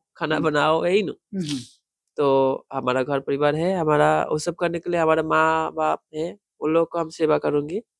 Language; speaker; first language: Hindi; non-native, local second language; Bangla